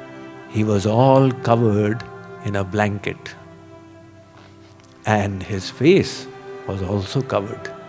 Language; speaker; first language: English; non-native, local second language; Hindi